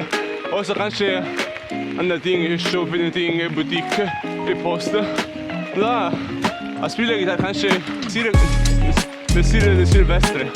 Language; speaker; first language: Norwegian; non-native, learner; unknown